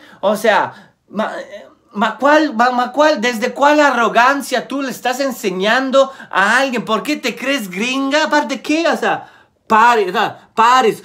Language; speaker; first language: Spanish; non-native, fluent; Italian